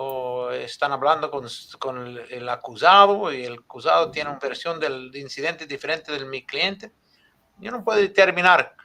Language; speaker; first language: Spanish; non-native, fluent; Italian